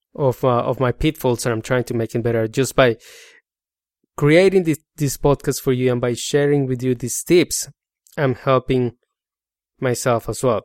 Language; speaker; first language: English; non-native, fluent; Spanish